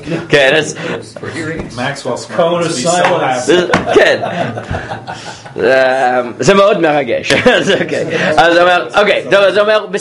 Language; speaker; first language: Hebrew; non-native, fluent; English